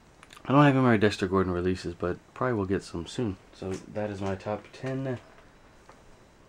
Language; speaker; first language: English; native; English